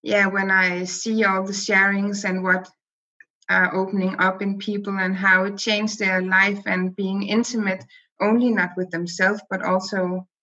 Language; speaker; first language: English; non-native, fluent; Danish